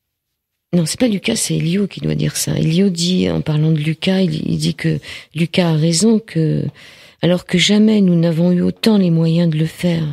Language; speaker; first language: French; native; French